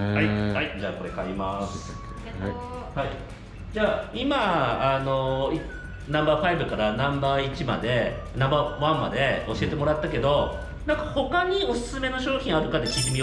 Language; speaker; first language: Japanese; native; Japanese